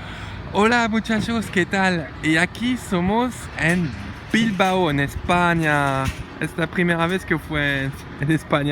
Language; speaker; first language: Spanish; non-native, learner; French